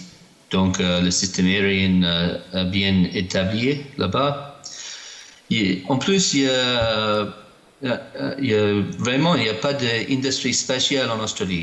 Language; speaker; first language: French; non-native, learner; English